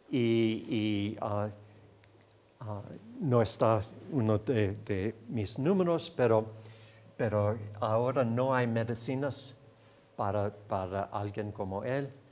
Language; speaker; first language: Spanish; non-native, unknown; English